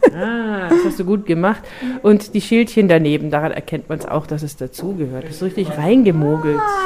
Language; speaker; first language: German; native; German